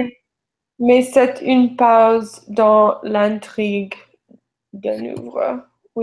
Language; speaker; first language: French; non-native, learner; English